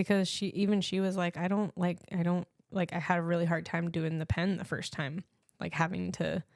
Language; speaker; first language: English; native; English